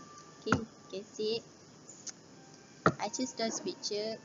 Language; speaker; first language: English; non-native, learner; Malay